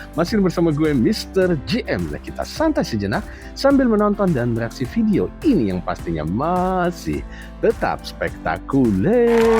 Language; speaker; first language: Indonesian; native; Indonesian